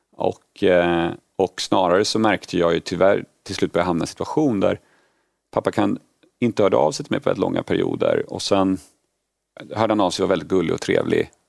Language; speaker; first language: Swedish; early bilingual, other home language; Polish